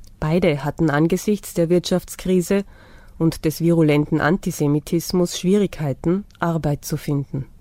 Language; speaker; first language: German; native; German